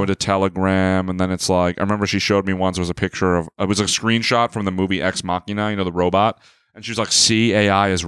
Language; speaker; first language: English; native; English